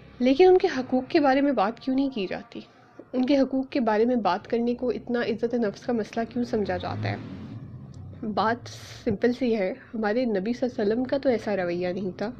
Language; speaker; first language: Urdu; native; Urdu